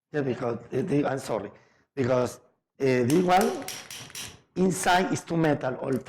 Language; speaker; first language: English; non-native, learner; Spanish